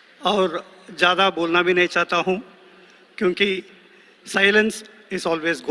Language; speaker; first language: Hindi; non-native, local second language; Tamil